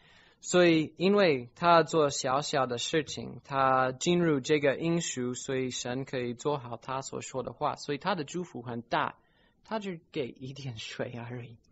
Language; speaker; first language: Chinese; non-native, fluent; English